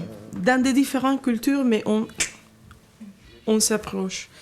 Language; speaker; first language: French; non-native, fluent; Spanish